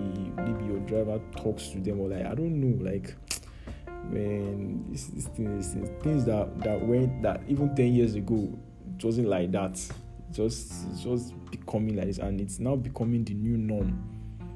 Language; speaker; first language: English; non-native, local second language; Yoruba